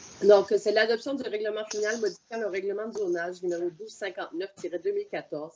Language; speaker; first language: French; native; French